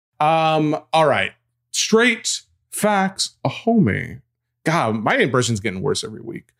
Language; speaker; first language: English; native; English